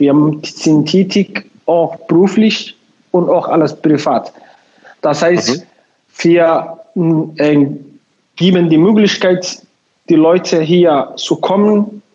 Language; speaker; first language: German; non-native, learner; Somali